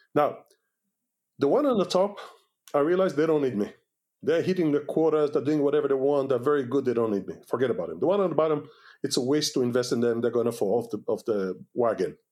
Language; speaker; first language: English; non-native, fluent; Hebrew